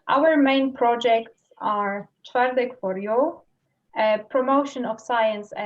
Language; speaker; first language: English; non-native, fluent; Polish